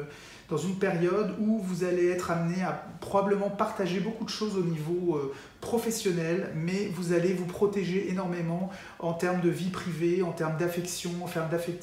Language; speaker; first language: French; native; French